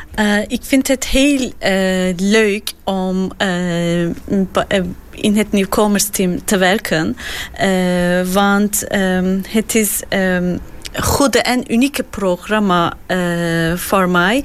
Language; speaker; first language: Dutch; non-native, learner; Turkish